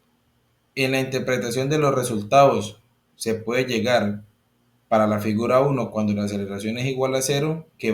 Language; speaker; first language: Spanish; native; Spanish